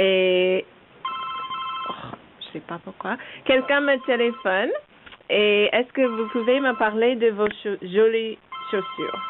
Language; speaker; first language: French; non-native, learner; English